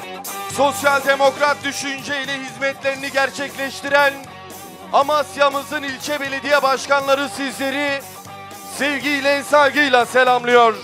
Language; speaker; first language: Turkish; native; Turkish